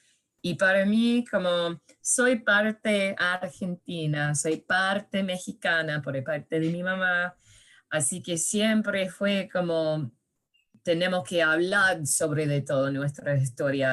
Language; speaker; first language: Spanish; early bilingual, heritage; Spanish